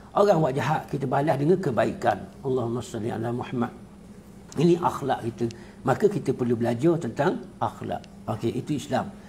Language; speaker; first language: Malay; native; Malay